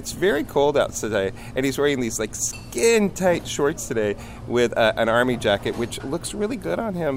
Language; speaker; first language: English; native; English